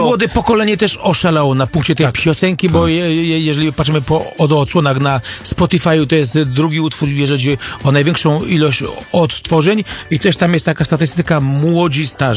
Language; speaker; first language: Polish; native; Polish